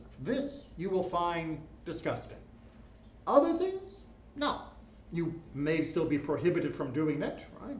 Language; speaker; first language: English; native; English